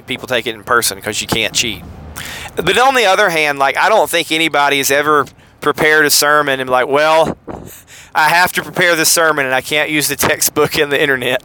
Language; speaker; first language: English; native; English